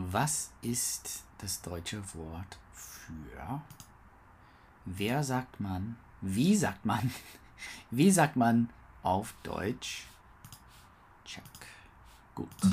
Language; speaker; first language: German; non-native, learner; English